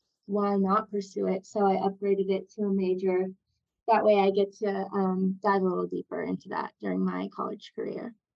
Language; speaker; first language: English; native; English